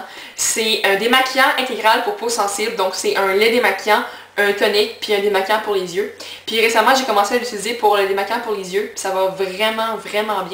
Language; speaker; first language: French; native; French